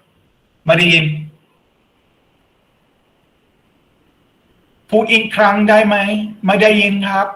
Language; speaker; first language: Thai; non-native, learner; English